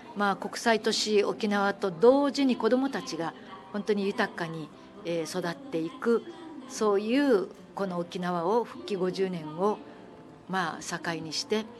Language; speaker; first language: Japanese; native; Japanese